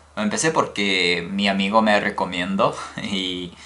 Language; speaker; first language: Spanish; non-native, fluent; Japanese